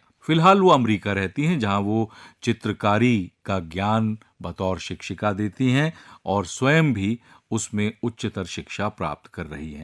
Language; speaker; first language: Hindi; native; Hindi